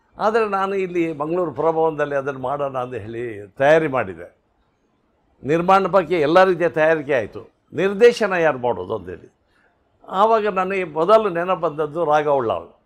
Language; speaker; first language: Kannada; non-native, local second language; Tulu